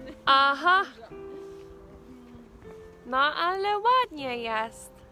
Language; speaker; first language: Polish; early bilingual, heritage; English